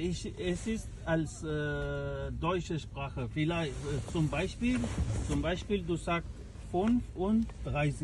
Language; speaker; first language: German; non-native, learner; Pashto